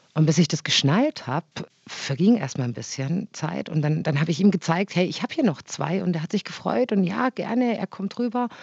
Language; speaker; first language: German; native; German